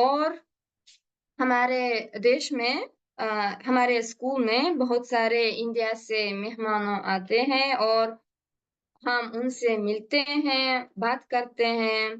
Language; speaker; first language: Hindi; non-native, learner; Uzbek